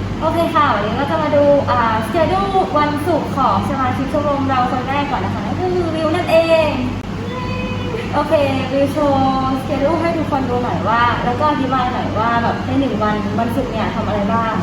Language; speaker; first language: Thai; native; Thai